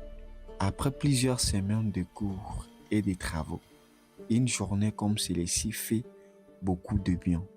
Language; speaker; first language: French; non-native, local second language; Swahili